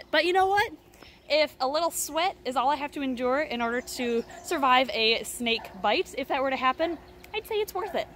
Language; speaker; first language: English; native; English